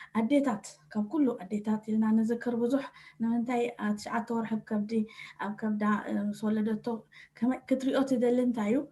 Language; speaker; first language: Tigrinya; early bilingual, heritage; Tigrinya